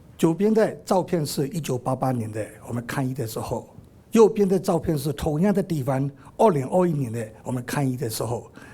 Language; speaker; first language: Chinese; non-native, fluent; Burmese